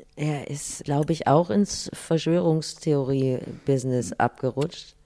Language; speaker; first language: German; native; German